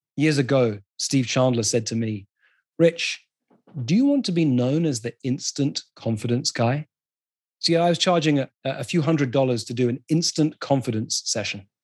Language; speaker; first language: English; native; English